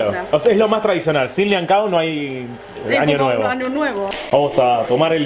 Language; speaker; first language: Spanish; native; Spanish